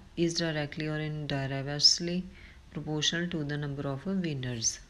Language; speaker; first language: English; non-native, local second language; Punjabi